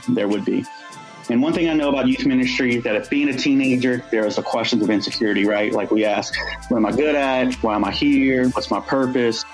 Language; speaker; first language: English; native; English